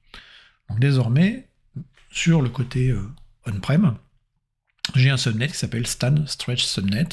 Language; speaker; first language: French; native; French